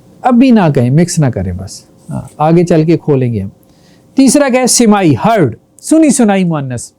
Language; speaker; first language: Urdu; non-native, local second language; Punjabi